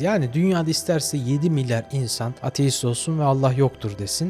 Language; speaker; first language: Turkish; native; Turkish